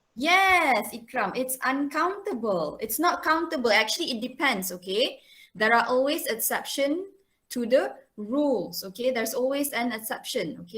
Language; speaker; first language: English; non-native, local second language; Malay